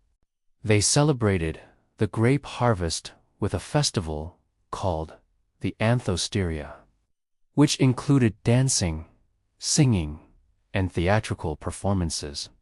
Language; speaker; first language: English; native; English